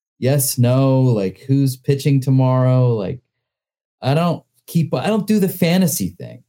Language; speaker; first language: English; native; English